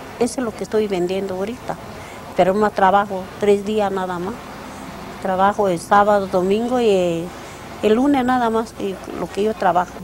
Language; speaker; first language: Spanish; non-native, local second language; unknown